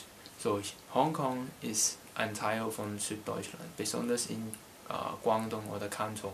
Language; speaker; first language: German; non-native, learner; Cantonese